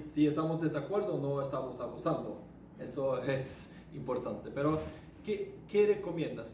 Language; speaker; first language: Spanish; non-native, fluent; Norwegian